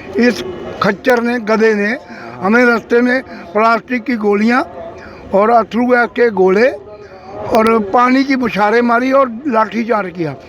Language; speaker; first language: Hindi; non-native, local second language; Punjabi